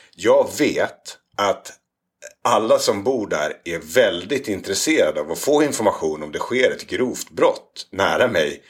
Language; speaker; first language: Swedish; native; Swedish